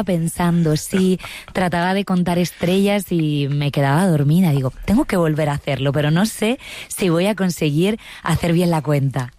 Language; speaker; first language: Spanish; native; Spanish